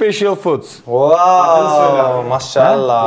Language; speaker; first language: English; non-native, learner; Turkish